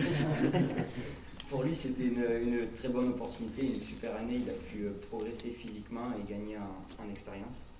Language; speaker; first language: French; native; French